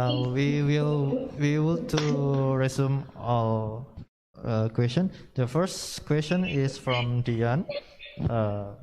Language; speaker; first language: English; non-native, learner; Indonesian